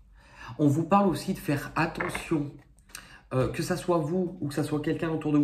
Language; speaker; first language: French; native; French